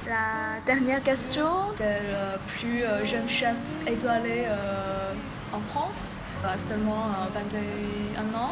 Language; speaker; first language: French; non-native, fluent; Chinese